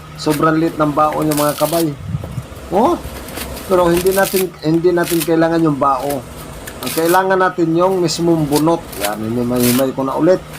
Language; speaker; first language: Filipino; non-native, local second language; Cebuano